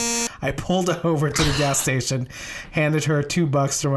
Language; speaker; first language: English; non-native, local second language; Filipino